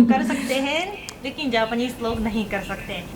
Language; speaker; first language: Hindi; non-native, fluent; Japanese